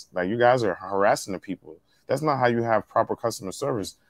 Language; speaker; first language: English; native; English